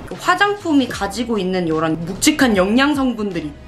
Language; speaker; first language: Korean; native; Korean